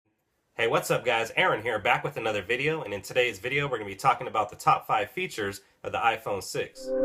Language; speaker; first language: English; native; English